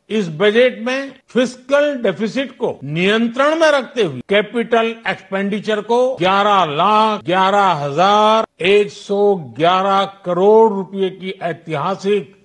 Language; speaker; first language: Hindi; non-native, local second language; Gujarati